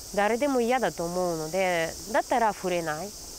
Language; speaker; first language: Japanese; non-native, fluent; Russian